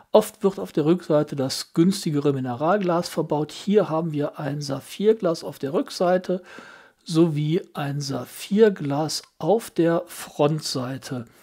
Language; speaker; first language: German; native; German